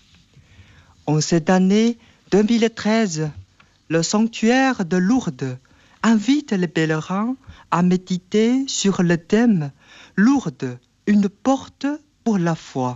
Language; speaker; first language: French; non-native, fluent; Chinese